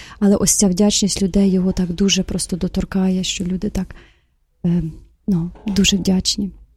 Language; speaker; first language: Ukrainian; native; Ukrainian